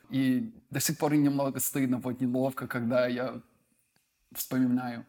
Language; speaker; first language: Russian; non-native, fluent; English